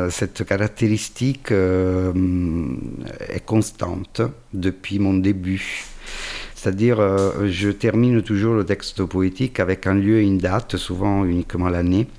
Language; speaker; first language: French; non-native, fluent; Italian